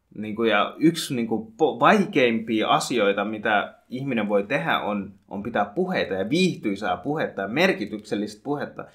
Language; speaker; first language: Finnish; early bilingual, other home language; Bangla